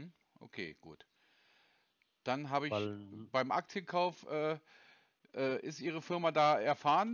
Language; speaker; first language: German; native; German